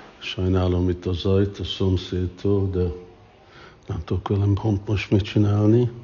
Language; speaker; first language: Hungarian; early bilingual, heritage; English